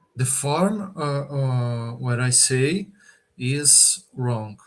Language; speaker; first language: English; non-native, learner; Portuguese